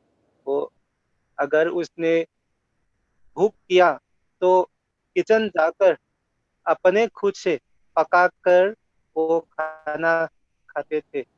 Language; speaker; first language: Hindi; non-native, local second language; Manipuri